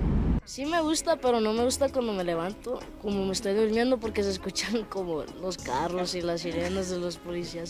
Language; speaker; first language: Spanish; early bilingual, heritage; Spanish